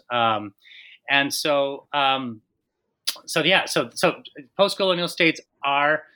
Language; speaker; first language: English; non-native, fluent; Spanish